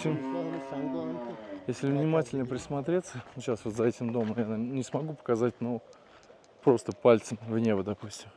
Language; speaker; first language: Russian; native; Russian